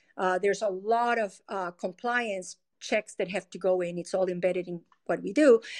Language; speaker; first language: English; non-native, fluent; Spanish